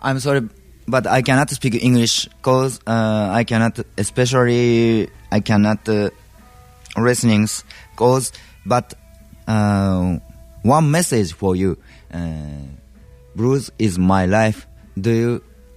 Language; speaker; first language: English; non-native, learner; Japanese